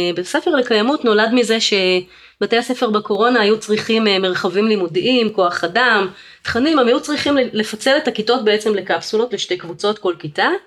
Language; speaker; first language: Hebrew; native; Hebrew